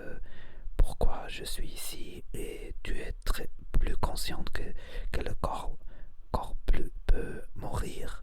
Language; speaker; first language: French; non-native, learner; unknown